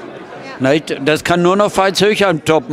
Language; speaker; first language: German; native; German